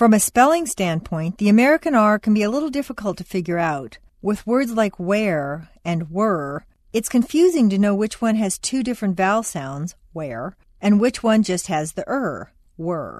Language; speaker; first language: English; native; English